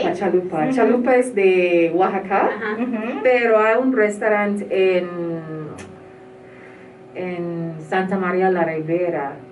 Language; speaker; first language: Spanish; non-native, learner; English